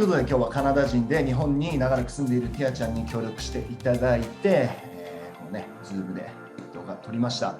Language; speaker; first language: Japanese; native; Japanese